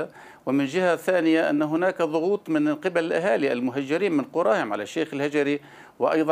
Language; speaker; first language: Arabic; native; Arabic